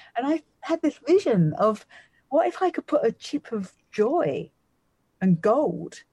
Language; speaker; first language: English; native; English